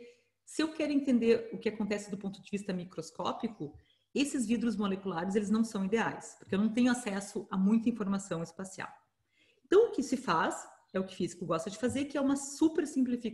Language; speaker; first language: Portuguese; native; Portuguese